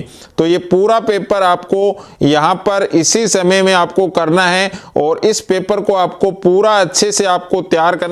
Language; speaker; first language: Hindi; native; Hindi